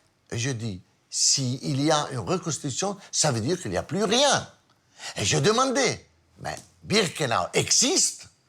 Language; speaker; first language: French; non-native, fluent; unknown